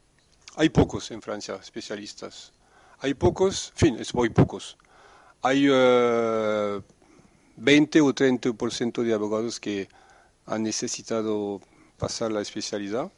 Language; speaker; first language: Spanish; non-native, fluent; French